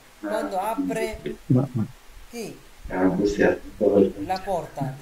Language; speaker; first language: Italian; non-native, fluent; Bangla